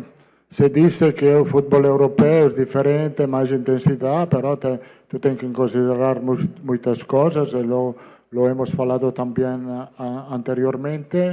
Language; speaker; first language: Portuguese; non-native, fluent; Italian